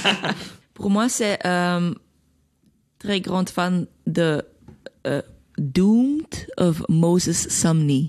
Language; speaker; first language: French; non-native, learner; Dutch